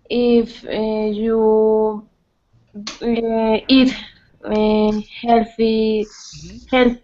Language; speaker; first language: English; non-native, learner; Spanish